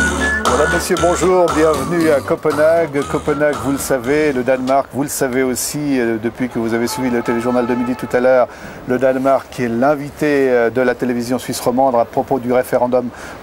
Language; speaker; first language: French; native; French